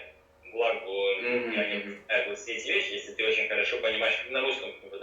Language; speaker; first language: Russian; non-native, fluent; Slovak